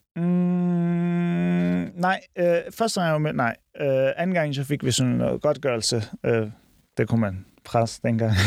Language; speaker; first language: Danish; early bilingual, other home language; Turkish